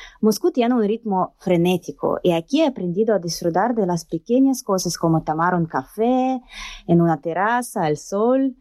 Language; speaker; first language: Spanish; non-native, learner; Russian